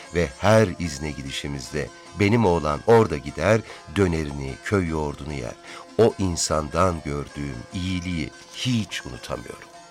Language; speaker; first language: Turkish; native; Turkish